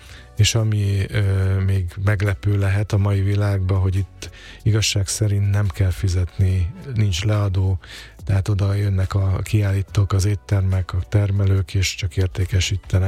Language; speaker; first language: Hungarian; native; Hungarian